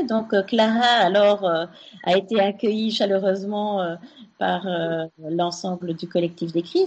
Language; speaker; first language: French; native; French